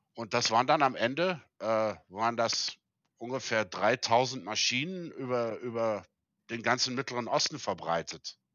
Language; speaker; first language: German; early bilingual, heritage; German